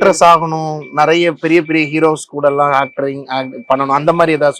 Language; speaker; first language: Tamil; native; Tamil